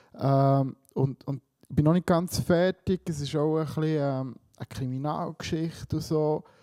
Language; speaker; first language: German; early bilingual, other home language; Swiss German